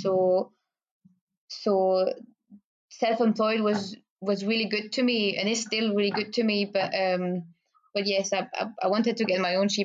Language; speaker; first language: English; non-native, fluent; French